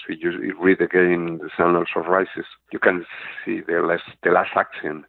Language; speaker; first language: English; non-native, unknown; Spanish